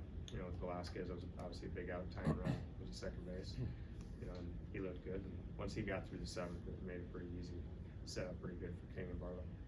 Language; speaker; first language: English; native; English